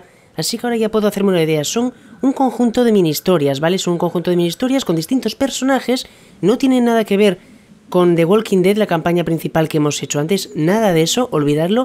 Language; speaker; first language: Spanish; native; Spanish